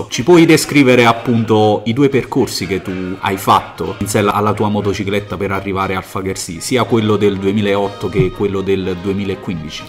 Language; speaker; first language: Italian; native; Italian